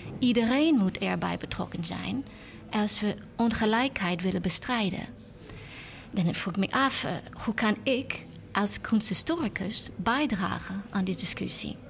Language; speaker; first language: Dutch; non-native, learner; English